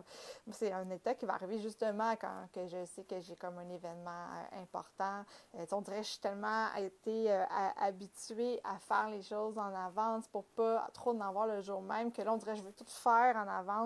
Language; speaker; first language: French; native; French